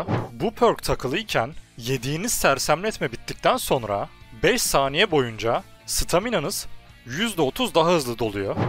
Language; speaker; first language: Turkish; native; Turkish